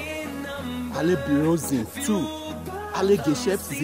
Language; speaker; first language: German; non-native, learner; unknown